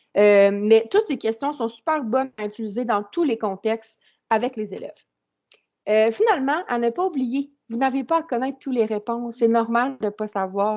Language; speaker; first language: French; native; French